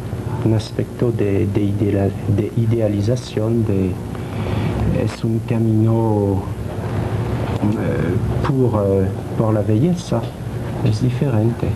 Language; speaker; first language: Spanish; non-native, learner; French